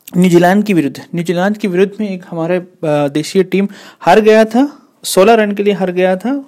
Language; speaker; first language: Hindi; non-native, local second language; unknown